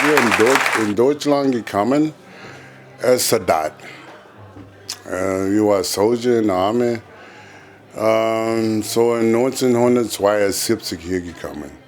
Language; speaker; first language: German; non-native, fluent; English